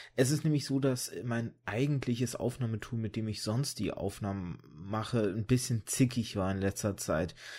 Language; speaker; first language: German; early bilingual, other home language; Russian